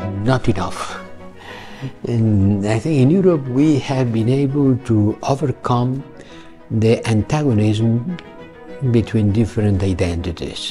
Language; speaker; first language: English; non-native, fluent; Catalan